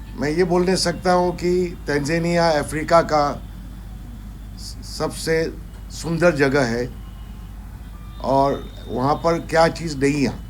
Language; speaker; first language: Hindi; non-native, local second language; Gujarati